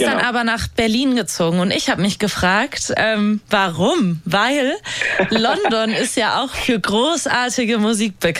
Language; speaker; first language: German; native; German